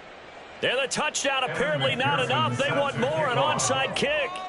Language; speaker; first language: English; native; English